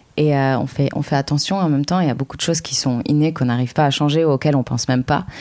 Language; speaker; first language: French; native; French